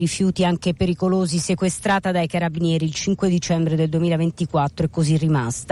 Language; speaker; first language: Italian; native; Italian